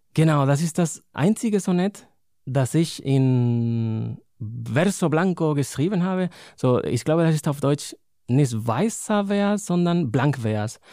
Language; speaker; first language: German; non-native, fluent; Spanish